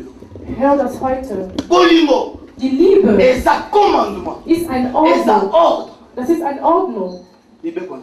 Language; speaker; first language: German; non-native, learner; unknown